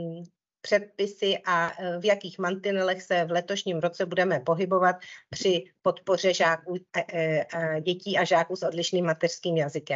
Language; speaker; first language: Czech; native; Czech